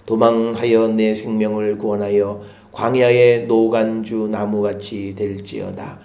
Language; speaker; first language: Korean; native; Korean